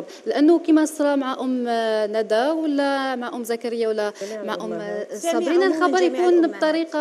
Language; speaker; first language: Arabic; native; Arabic